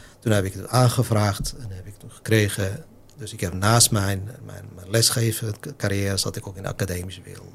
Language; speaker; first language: Dutch; non-native, fluent; Arabic